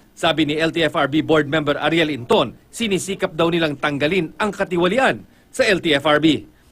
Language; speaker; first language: Filipino; native; Filipino